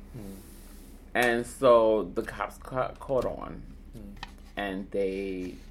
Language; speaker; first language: English; native; English